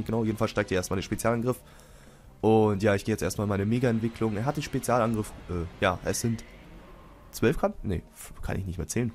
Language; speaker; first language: German; native; German